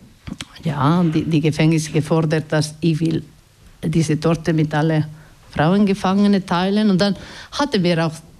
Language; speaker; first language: German; non-native, learner; Basque